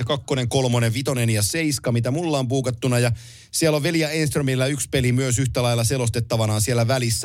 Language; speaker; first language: Finnish; native; Finnish